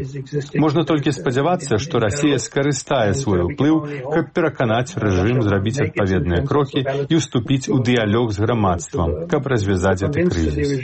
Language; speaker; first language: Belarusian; non-native, learner; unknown